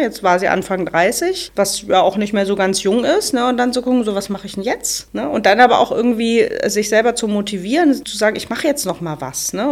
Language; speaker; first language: German; native; German